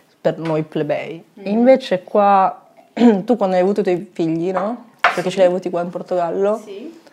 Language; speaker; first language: Italian; early bilingual, other home language; Chinese